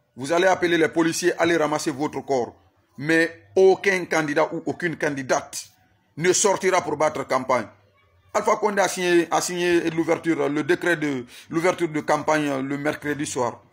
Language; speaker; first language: French; non-native, local second language; Susu